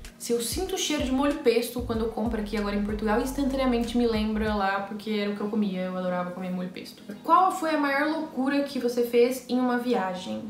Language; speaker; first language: Portuguese; native; Portuguese